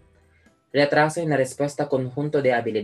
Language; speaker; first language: Spanish; non-native, learner; Filipino